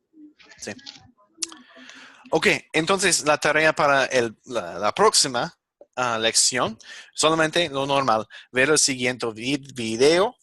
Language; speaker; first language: Spanish; non-native, fluent; English